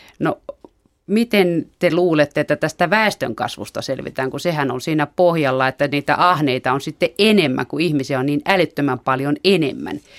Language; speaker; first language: Finnish; native; Finnish